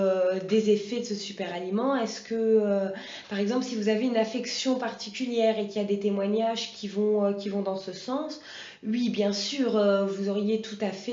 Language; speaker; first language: French; native; French